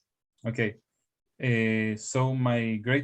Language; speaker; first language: English; non-native, learner; Spanish